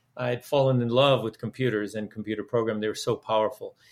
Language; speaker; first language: English; early bilingual, other home language; Dutch